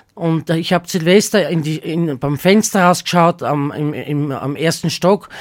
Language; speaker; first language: German; native; German